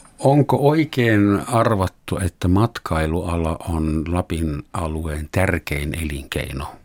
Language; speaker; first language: Finnish; non-native, fluent; German